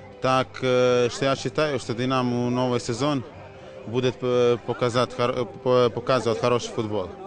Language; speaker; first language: Russian; non-native, fluent; Croatian